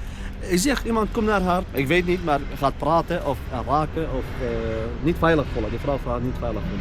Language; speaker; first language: Dutch; non-native, learner; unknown